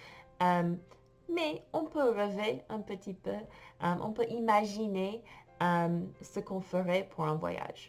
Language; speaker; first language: French; non-native, fluent; English